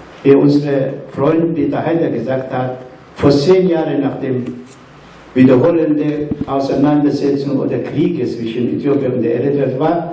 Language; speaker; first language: German; non-native, fluent; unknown